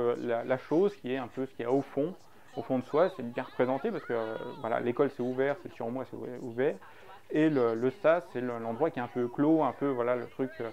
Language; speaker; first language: French; native; French